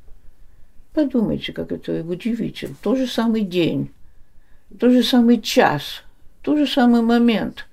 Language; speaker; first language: Russian; early bilingual, heritage; Russian